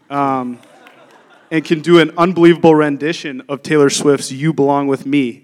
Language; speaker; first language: English; native; English